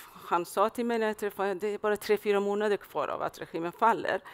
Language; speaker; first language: Swedish; non-native, fluent; Persian